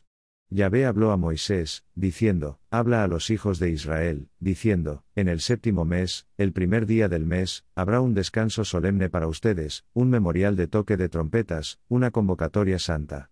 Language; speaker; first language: Spanish; native; Spanish